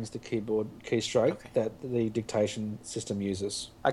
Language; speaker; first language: English; native; English